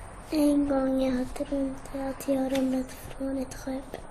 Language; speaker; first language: Swedish; non-native, learner; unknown